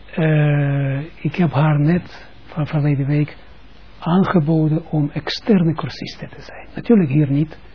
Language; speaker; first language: Dutch; non-native, fluent; Russian